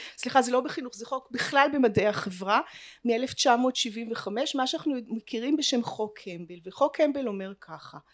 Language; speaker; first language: Hebrew; native; Hebrew